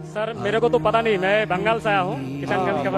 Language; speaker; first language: Hindi; non-native, local second language; Bangla